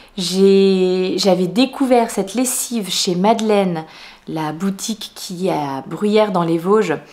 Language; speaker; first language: French; native; French